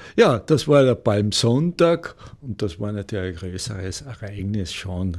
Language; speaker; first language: German; native; German